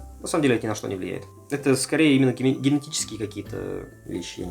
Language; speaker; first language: Russian; native; Russian